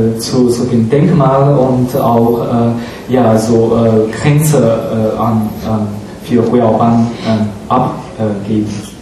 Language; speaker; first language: German; non-native, fluent; Chinese